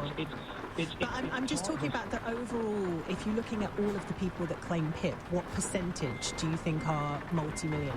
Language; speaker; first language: English; native; English